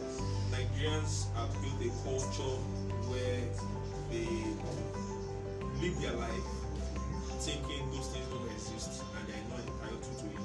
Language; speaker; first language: English; non-native, local second language; Yoruba